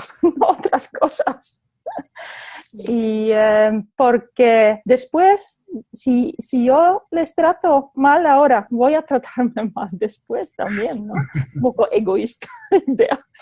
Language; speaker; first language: Spanish; non-native, fluent; Polish